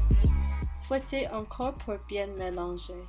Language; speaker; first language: French; non-native, learner; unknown